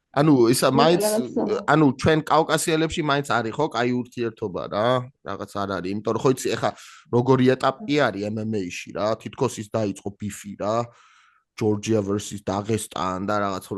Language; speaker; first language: Georgian; native; Georgian